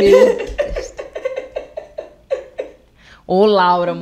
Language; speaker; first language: Portuguese; native; Portuguese